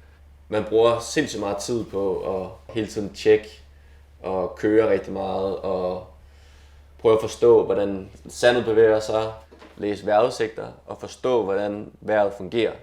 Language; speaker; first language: Danish; native; Danish